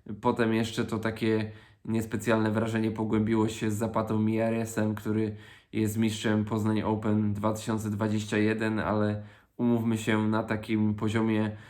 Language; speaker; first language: Polish; native; Polish